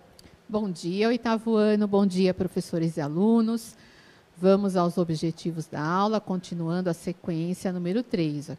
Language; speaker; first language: Portuguese; native; Portuguese